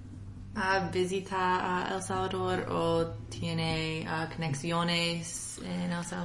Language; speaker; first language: Spanish; non-native, learner; English